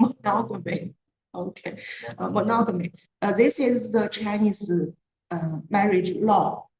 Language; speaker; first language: English; non-native, learner; Chinese